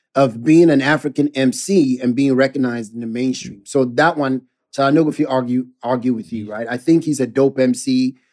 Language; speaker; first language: English; non-native, local second language; Akan